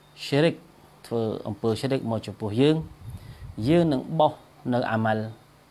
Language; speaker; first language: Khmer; non-native, local second language; Eastern Cham